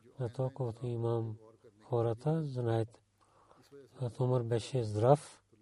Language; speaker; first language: Bulgarian; non-native, learner; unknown